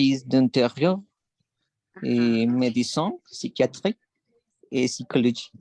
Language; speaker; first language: French; non-native, learner; Spanish